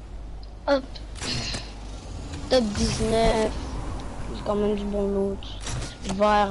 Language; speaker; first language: French; native; French